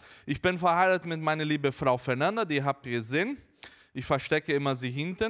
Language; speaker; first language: German; early bilingual, heritage; Portuguese